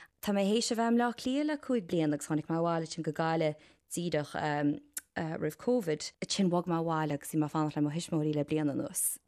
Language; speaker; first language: Irish; native; Irish